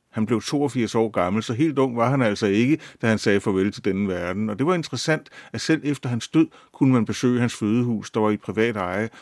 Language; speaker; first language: Danish; native; Danish